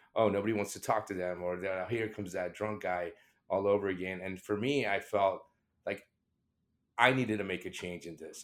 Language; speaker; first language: English; native; English